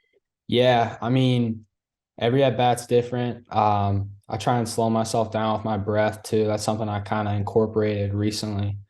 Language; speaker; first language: English; native; English